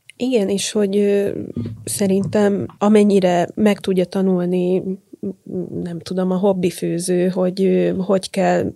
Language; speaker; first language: Hungarian; native; Hungarian